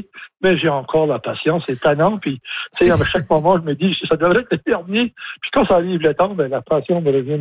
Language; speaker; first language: French; native; French